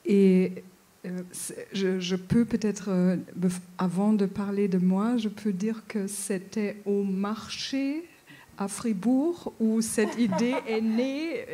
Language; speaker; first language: French; non-native, fluent; German